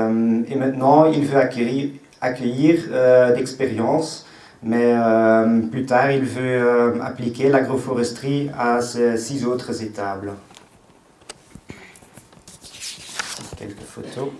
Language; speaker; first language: French; non-native, local second language; Dutch